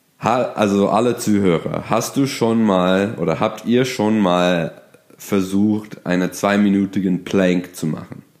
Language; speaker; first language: German; non-native, fluent; English